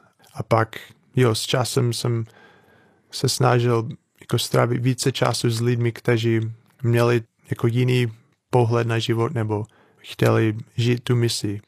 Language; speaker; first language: Czech; non-native, fluent; English